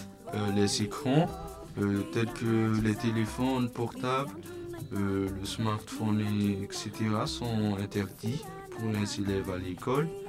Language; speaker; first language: French; non-native, local second language; Malagasy